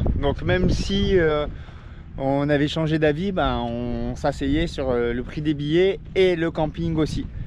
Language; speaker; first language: French; native; French